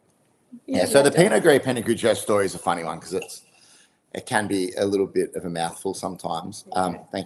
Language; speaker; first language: English; native; English